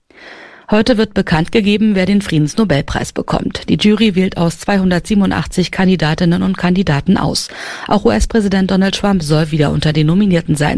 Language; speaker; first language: German; native; German